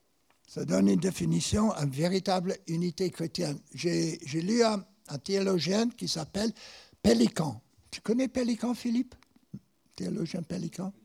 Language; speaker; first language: French; non-native, fluent; English